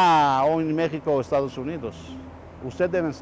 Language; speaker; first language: Spanish; non-native, fluent; Persian